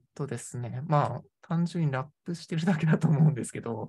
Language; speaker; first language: Japanese; native; Japanese